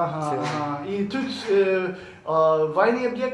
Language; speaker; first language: Russian; non-native, learner; English